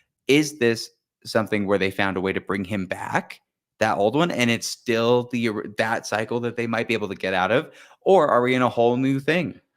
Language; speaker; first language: English; native; English